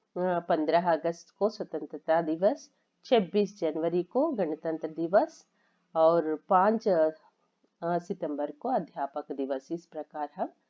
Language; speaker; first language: Hindi; non-native, local second language; Telugu